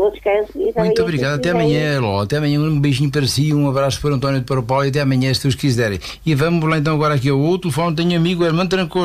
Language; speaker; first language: Portuguese; native; Portuguese